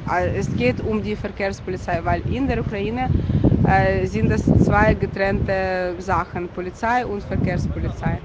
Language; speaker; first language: German; non-native, fluent; Ukrainian